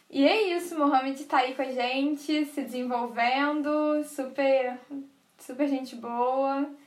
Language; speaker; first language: Portuguese; native; Portuguese